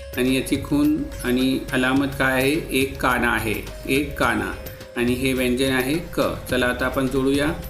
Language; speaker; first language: Marathi; non-native, local second language; Urdu